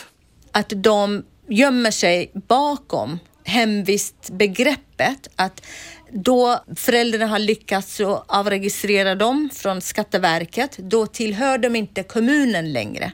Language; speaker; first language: Swedish; non-native, fluent; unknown